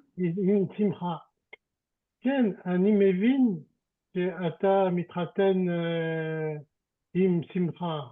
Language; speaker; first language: Hebrew; non-native, learner; French